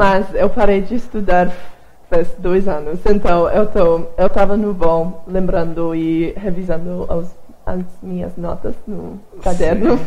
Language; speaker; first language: Portuguese; non-native, fluent; English